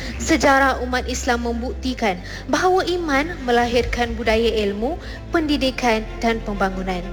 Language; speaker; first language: Malay; non-native, fluent; Urdu